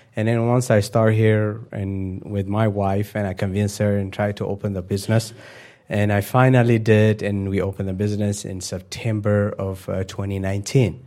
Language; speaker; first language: English; non-native, fluent; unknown